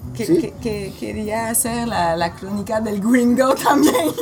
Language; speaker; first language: Spanish; non-native, learner; French